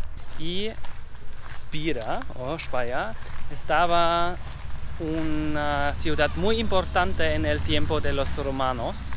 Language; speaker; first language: Spanish; non-native, learner; German